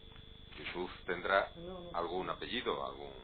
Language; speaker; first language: Spanish; native; Spanish